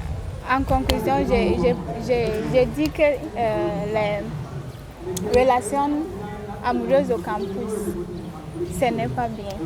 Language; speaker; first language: French; non-native, learner; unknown